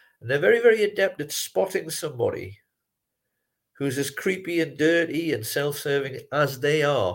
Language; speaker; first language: English; native; English